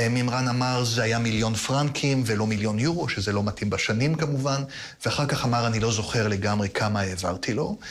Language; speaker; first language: Hebrew; native; Hebrew